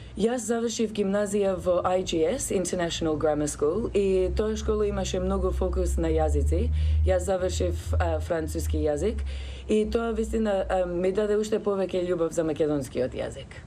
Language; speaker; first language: Macedonian; early bilingual, other home language; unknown